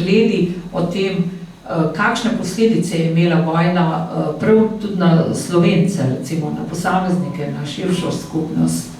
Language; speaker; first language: Slovenian; native; Slovenian